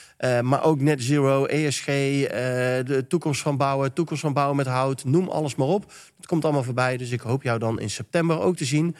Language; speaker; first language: Dutch; native; Dutch